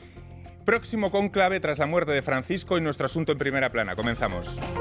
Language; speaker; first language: Spanish; native; Spanish